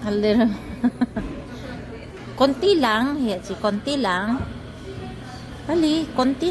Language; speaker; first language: Filipino; non-native, fluent; Korean